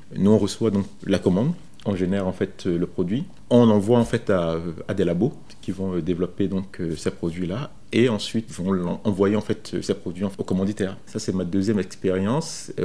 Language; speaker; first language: French; non-native, local second language; Fon